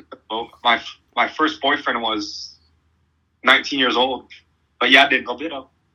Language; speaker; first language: English; early bilingual, other home language; Vietnamese